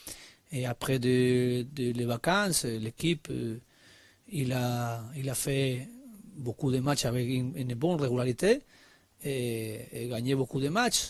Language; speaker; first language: French; non-native, learner; Spanish